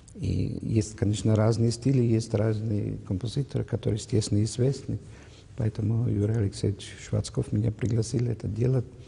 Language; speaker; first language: Russian; non-native, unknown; German